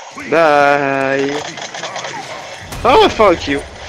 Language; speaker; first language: English; non-native, learner; French